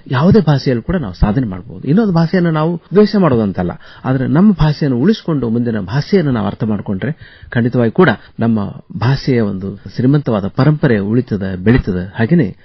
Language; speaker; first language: Kannada; native; Kannada